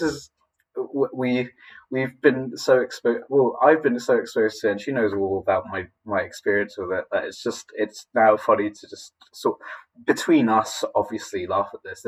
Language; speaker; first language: English; native; English